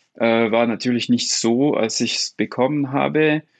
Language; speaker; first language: German; non-native, fluent; French